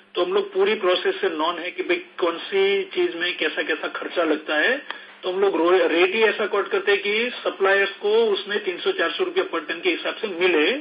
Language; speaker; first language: Hindi; non-native, local second language; Gujarati